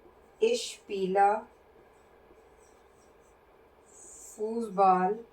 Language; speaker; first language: German; non-native, fluent; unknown